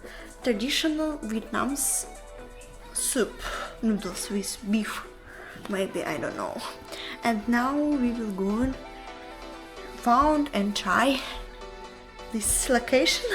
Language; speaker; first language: English; non-native, learner; Russian